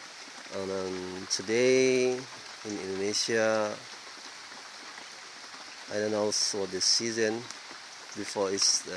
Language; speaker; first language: English; non-native, learner; Indonesian